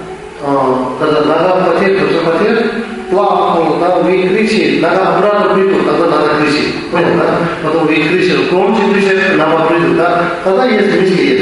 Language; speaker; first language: Russian; non-native, learner; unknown